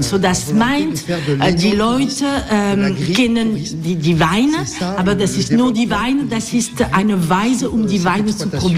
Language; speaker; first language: German; non-native, learner; French